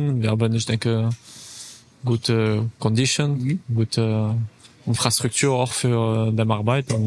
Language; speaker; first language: German; non-native, learner; French